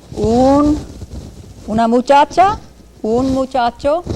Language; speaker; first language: Spanish; non-native, learner; English